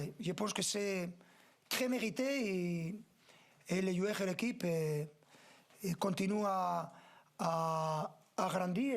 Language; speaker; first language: French; non-native, fluent; Spanish